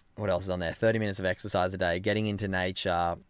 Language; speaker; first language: English; native; English